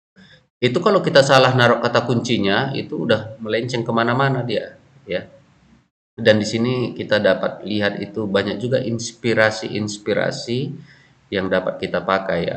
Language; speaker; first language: Indonesian; native; Indonesian